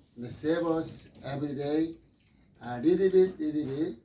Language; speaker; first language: English; non-native, learner; Korean